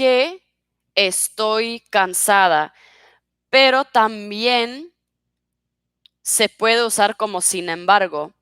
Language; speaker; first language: Spanish; non-native, fluent; Swedish